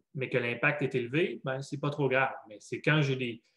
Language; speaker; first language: French; native; French